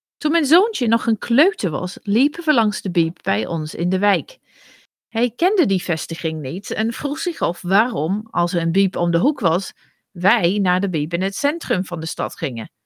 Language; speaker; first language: Dutch; non-native, fluent; English